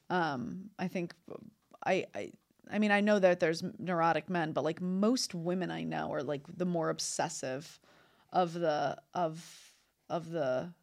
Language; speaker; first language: English; native; English